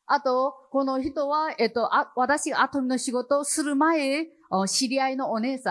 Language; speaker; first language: Japanese; non-native, fluent; Chinese